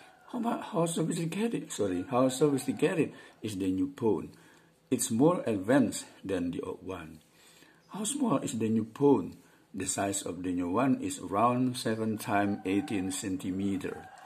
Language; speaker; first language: English; non-native, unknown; Indonesian